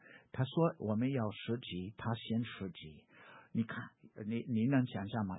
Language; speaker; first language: Chinese; non-native, fluent; English